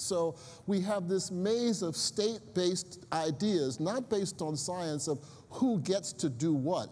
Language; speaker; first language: English; native; English